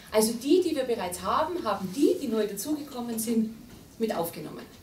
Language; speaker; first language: German; native; German